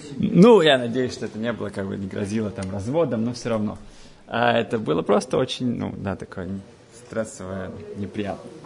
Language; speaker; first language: Russian; early bilingual, heritage; Russian